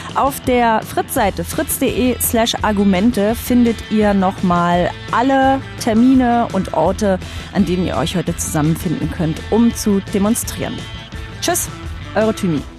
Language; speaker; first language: German; native; German